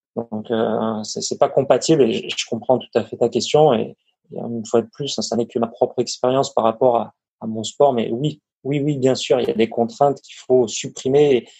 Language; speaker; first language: French; native; French